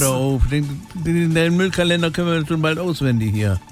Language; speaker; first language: German; native; German